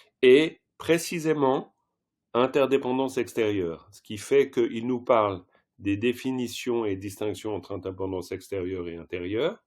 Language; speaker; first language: French; native; French